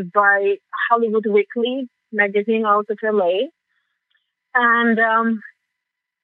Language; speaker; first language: English; non-native, fluent; Russian